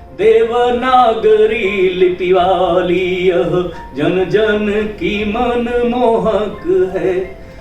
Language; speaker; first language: Hindi; native; Hindi